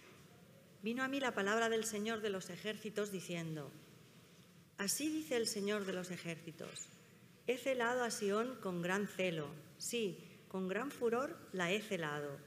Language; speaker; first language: Spanish; native; Spanish